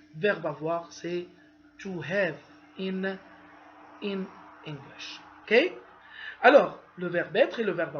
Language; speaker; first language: French; non-native, fluent; Arabic